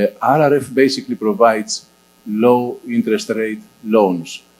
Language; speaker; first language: English; non-native, fluent; Greek